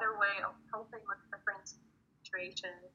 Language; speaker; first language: English; non-native, fluent; Ukrainian